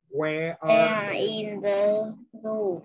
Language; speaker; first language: English; non-native, learner; Vietnamese